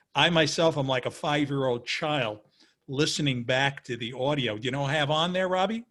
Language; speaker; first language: English; native; English